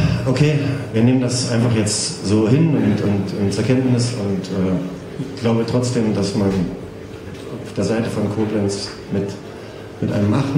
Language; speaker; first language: German; native; German